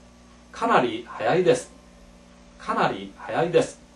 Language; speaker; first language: Japanese; non-native, fluent; Korean